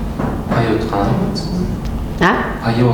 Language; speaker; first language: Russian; non-native, local second language; Kazakh